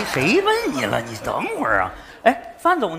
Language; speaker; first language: Chinese; native; Chinese